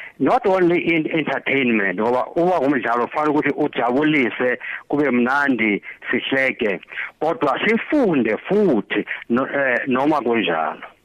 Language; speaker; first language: Zulu; non-native, local second language; Xhosa